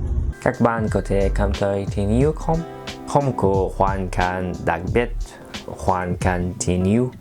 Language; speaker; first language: Vietnamese; non-native, learner; French